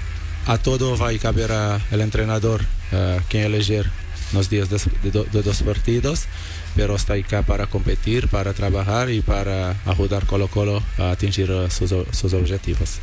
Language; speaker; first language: Spanish; non-native, learner; Portuguese